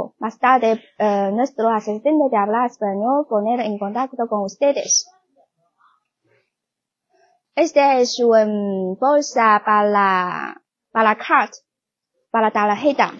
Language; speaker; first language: Spanish; non-native, learner; Chinese